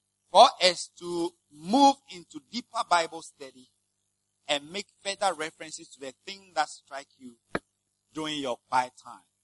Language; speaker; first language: English; non-native, local second language; Akan